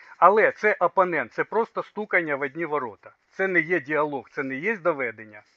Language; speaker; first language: Ukrainian; non-native, local second language; Russian